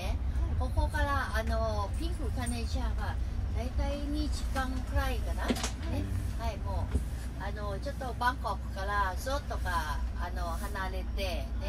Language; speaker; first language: Japanese; non-native, fluent; Thai